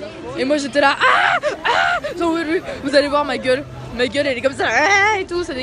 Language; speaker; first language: French; native; French